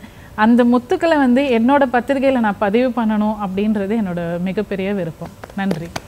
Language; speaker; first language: Tamil; native; Tamil